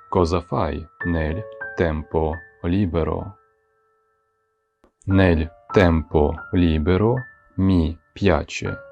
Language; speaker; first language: Italian; non-native, fluent; Ukrainian